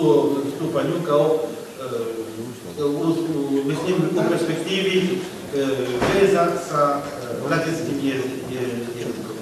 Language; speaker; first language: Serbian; non-native, fluent; French